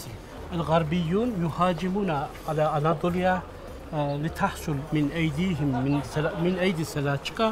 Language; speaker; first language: Arabic; non-native, fluent; Turkish